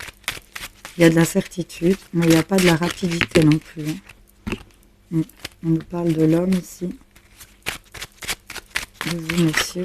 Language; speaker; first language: French; native; French